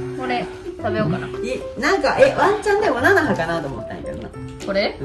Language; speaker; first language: Japanese; native; Japanese